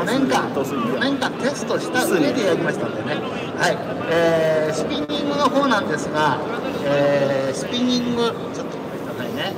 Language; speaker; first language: Japanese; native; Japanese